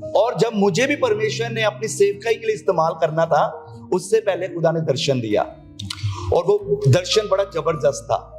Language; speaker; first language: Hindi; non-native, local second language; Punjabi